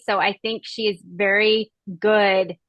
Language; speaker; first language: English; native; English